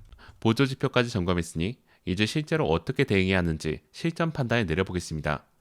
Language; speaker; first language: Korean; native; Korean